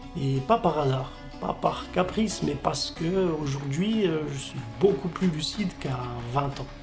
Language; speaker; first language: French; non-native, fluent; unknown